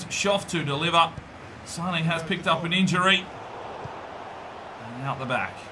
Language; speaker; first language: English; native; English